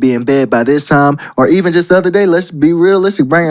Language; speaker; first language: English; native; English